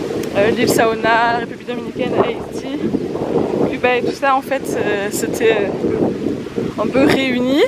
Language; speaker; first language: French; native; French